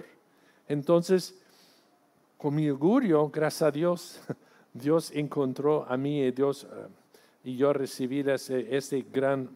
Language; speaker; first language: Spanish; non-native, fluent; English